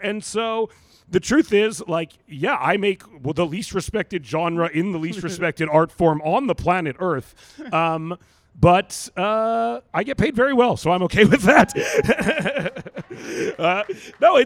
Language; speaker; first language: English; native; English